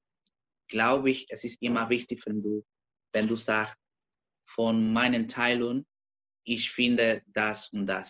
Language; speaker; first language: German; non-native, learner; Spanish